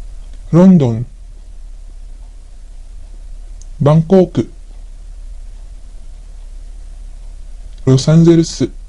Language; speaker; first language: Japanese; non-native, fluent; Filipino